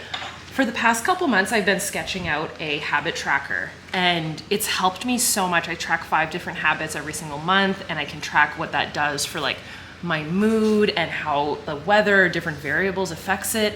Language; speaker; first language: English; native; English